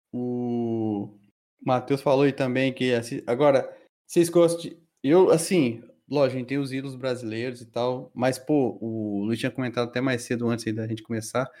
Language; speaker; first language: Portuguese; native; Portuguese